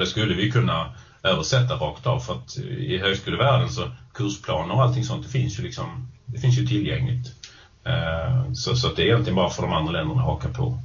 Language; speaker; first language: Swedish; native; Swedish